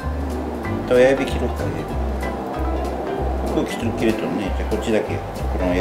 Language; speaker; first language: Japanese; native; Japanese